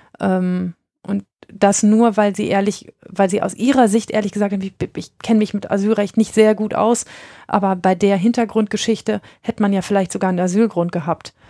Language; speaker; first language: German; native; German